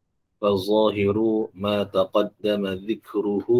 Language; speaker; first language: Arabic; non-native, learner; Malay